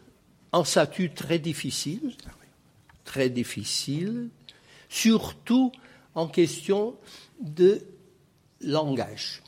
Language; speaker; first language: French; non-native, fluent; Portuguese